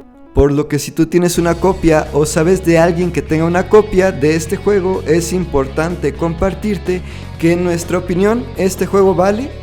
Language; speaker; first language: Spanish; native; Spanish